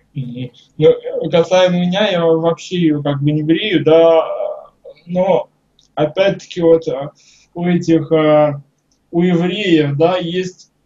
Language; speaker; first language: Russian; native; Russian